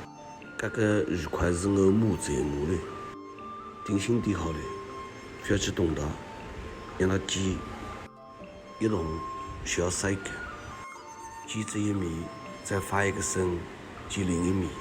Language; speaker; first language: Chinese; non-native, local second language; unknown